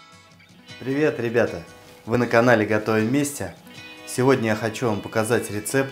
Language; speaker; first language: Russian; native; Russian